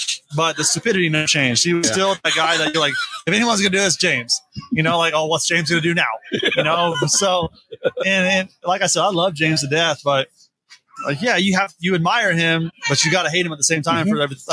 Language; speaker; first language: English; native; English